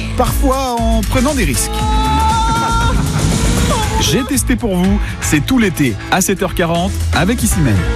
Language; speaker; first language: French; native; French